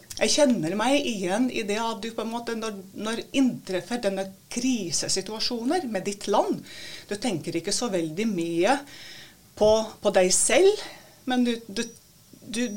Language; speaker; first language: Norwegian; non-native, fluent; Latvian